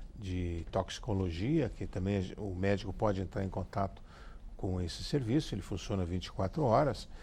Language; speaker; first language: Portuguese; native; Portuguese